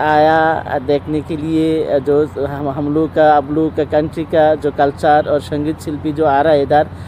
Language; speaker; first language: Hindi; non-native, learner; Bangla